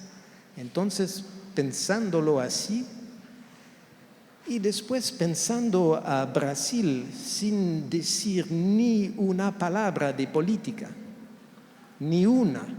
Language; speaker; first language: Spanish; non-native, fluent; French